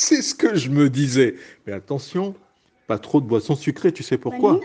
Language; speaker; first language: French; native; French